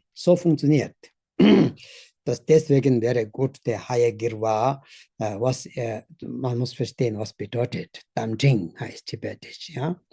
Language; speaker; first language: German; non-native, learner; Tibetan